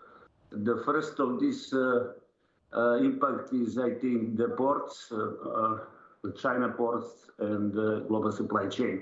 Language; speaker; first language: English; non-native, learner; Serbian